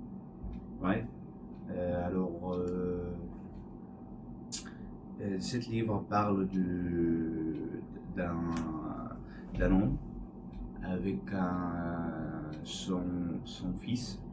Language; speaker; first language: French; non-native, learner; English